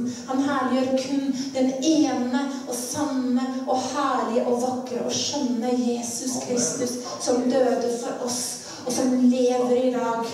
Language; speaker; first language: Norwegian; native; Norwegian